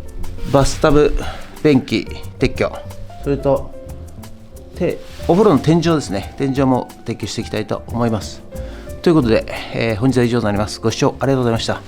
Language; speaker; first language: Japanese; native; Japanese